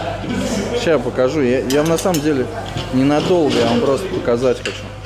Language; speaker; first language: Russian; native; Russian